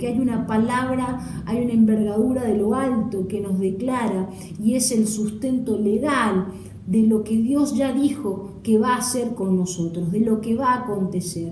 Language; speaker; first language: Spanish; native; Spanish